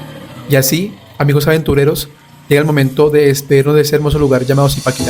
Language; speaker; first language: Spanish; native; Spanish